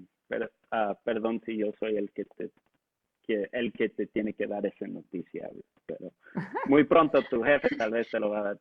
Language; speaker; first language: Spanish; non-native, local second language; English